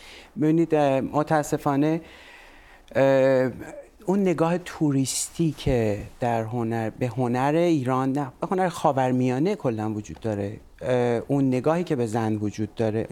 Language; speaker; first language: Persian; native; Persian